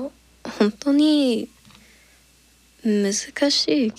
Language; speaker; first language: Japanese; non-native, learner; English